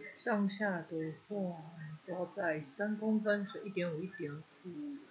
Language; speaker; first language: Chinese; native; Chinese